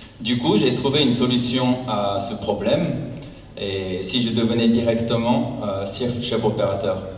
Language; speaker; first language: French; non-native, fluent; Japanese